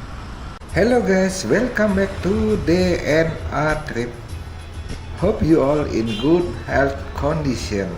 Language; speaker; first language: English; non-native, fluent; Indonesian